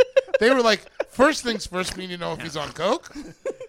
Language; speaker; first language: English; native; English